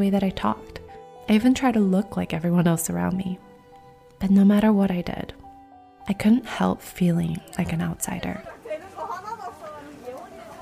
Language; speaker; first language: English; non-native, fluent; Korean